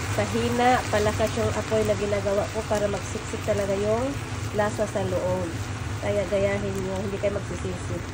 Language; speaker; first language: Filipino; native; Filipino